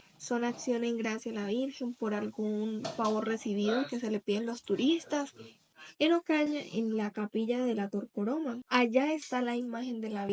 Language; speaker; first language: Spanish; native; Spanish